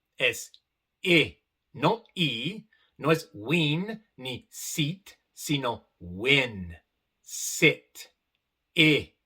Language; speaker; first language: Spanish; non-native, fluent; English